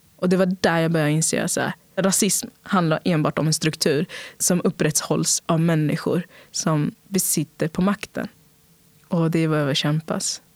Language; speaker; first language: Swedish; early bilingual, other home language; Portuguese